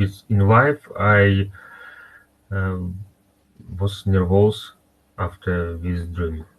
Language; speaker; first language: English; non-native, learner; Russian